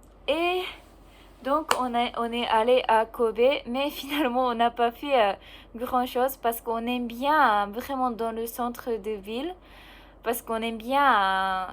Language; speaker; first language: French; non-native, learner; Japanese